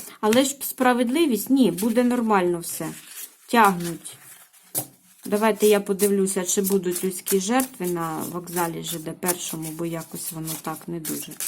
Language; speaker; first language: Ukrainian; native; Ukrainian